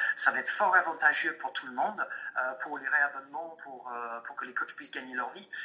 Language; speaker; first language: French; non-native, fluent; English